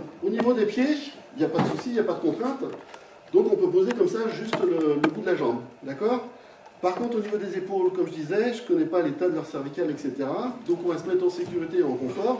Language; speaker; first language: French; native; French